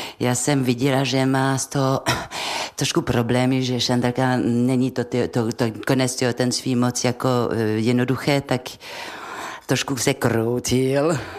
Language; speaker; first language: Czech; non-native, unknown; French